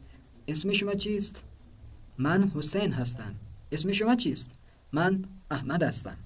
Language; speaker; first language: Persian; non-native, fluent; Urdu